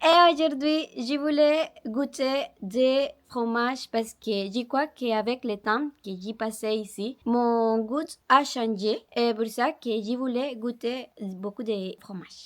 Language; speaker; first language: French; non-native, learner; Spanish